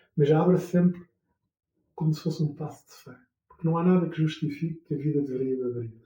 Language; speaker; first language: Portuguese; non-native, fluent; French